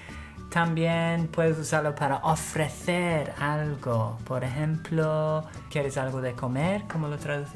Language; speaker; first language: Spanish; non-native, fluent; English